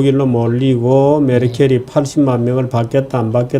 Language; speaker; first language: Korean; native; Korean